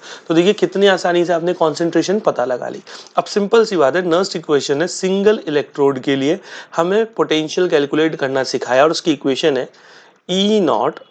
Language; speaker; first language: Hindi; native; Hindi